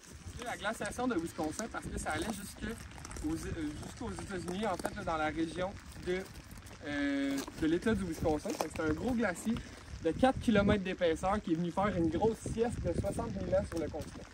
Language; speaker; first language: French; native; French